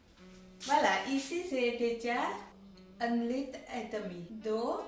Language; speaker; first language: French; non-native, learner; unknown